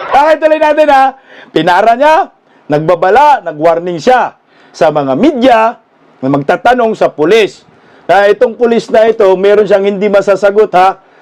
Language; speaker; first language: Filipino; non-native, local second language; Cebuano